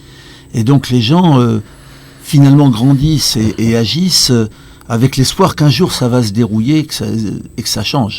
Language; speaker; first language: French; native; French